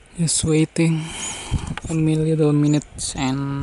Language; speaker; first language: English; non-native, learner; Indonesian